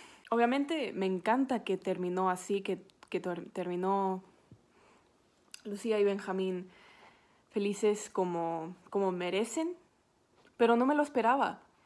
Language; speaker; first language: Spanish; non-native, fluent; English